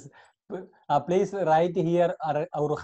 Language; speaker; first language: English; non-native, local second language; Hindi